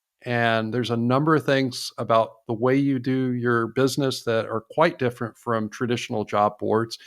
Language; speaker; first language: English; native; English